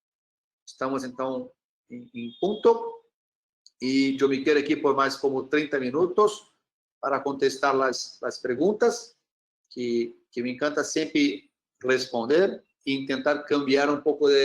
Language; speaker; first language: Spanish; non-native, learner; Portuguese